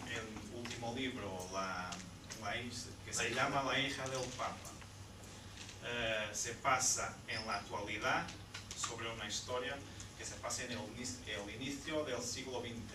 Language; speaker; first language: Spanish; non-native, fluent; Portuguese